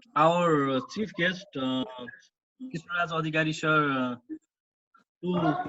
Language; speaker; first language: English; non-native, local second language; Nepali